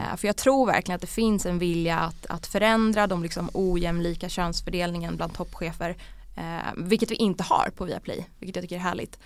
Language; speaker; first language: Swedish; early bilingual, other home language; Bosnian